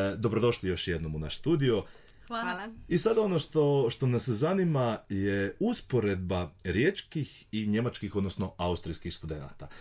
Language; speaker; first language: Croatian; native; Croatian